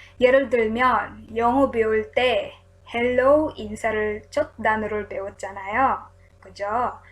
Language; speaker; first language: Korean; non-native, learner; Filipino